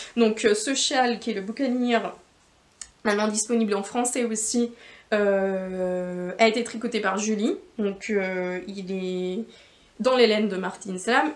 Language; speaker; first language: French; non-native, fluent; Spanish